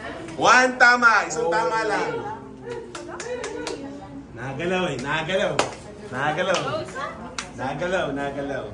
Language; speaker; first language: Filipino; native; Filipino